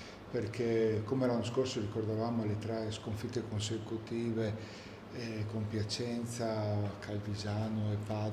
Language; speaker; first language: Italian; native; Italian